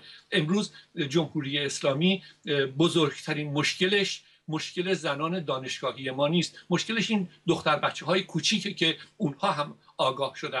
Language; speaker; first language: Persian; native; Persian